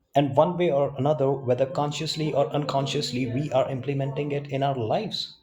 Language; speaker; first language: English; non-native, local second language; Punjabi